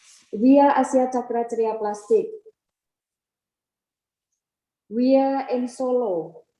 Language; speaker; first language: English; non-native, learner; Indonesian